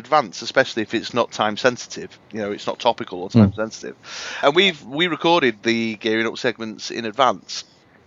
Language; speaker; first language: English; native; English